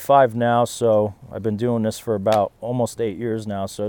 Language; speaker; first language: English; native; English